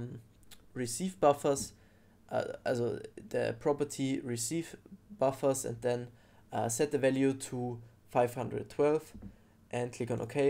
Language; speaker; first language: English; non-native, fluent; German